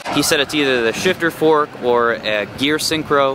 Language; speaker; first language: English; native; English